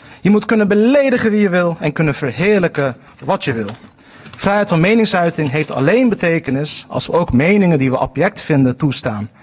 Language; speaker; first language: Dutch; early bilingual, other home language; Turkish